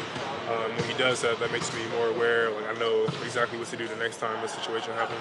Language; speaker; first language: English; native; English